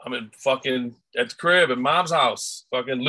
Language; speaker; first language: English; native; English